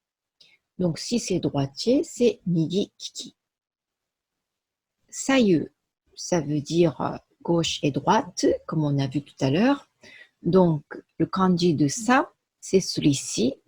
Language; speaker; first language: French; non-native, fluent; Japanese